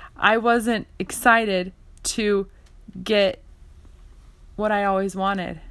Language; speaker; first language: English; native; English